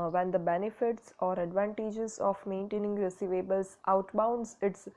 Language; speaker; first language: English; non-native, local second language; Gujarati